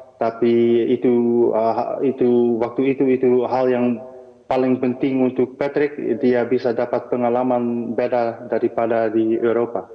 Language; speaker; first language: Indonesian; early bilingual, heritage; Dutch